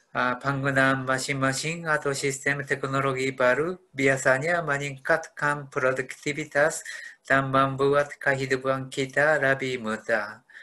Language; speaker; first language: Indonesian; non-native, fluent; Japanese